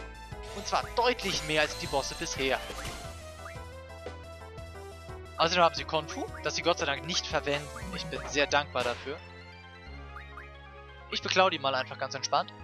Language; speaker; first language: German; native; German